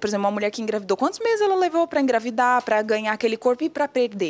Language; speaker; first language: Portuguese; native; Portuguese